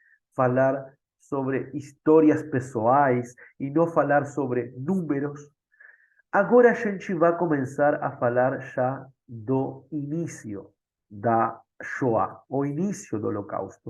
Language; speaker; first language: Portuguese; non-native, fluent; Spanish